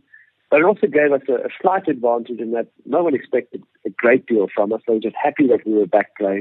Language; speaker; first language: English; native; English